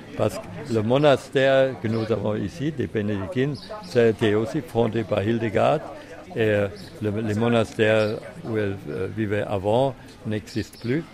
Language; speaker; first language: French; non-native, fluent; German